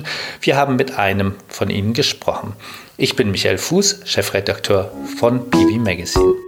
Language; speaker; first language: German; native; German